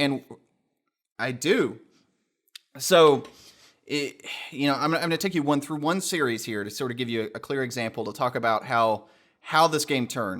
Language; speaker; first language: English; native; English